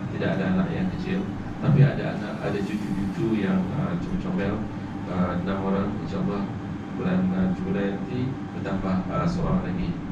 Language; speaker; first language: Malay; native; Malay